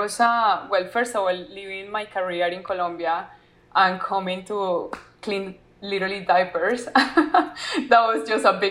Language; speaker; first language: English; non-native, fluent; Spanish